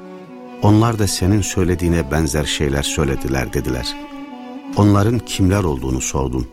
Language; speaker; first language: Turkish; native; Turkish